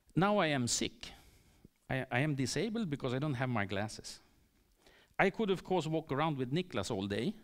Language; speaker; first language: English; non-native, fluent; Swedish